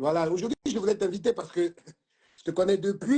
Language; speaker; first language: French; native; French